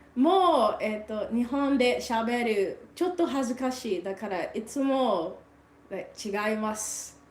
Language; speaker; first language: Japanese; non-native, learner; English